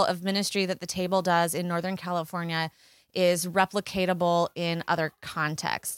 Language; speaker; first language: English; native; English